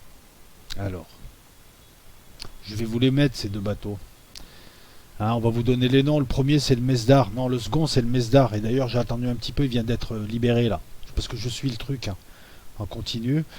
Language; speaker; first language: French; native; French